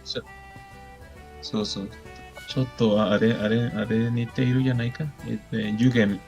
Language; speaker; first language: Japanese; non-native, learner; Spanish